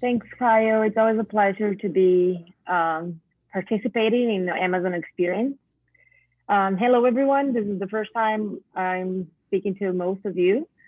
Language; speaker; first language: English; non-native, fluent; Portuguese